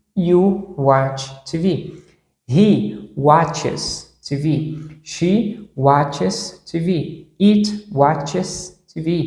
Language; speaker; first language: English; non-native, fluent; Portuguese